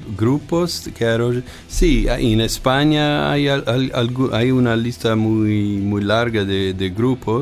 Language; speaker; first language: Spanish; non-native, fluent; English